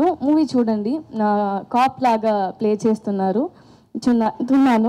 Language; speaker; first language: Telugu; non-native, local second language; Tamil